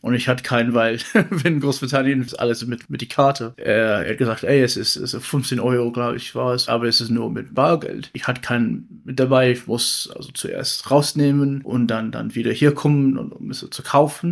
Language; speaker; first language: German; non-native, learner; English